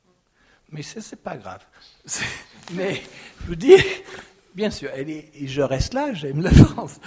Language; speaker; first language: French; non-native, fluent; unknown